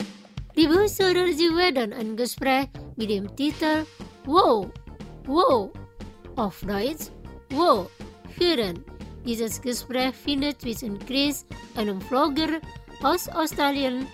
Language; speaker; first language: German; non-native, learner; Indonesian